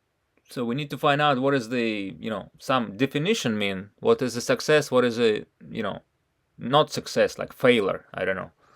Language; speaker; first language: English; non-native, fluent; Russian